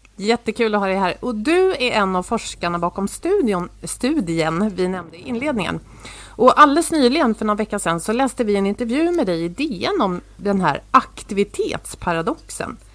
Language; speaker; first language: Swedish; native; Swedish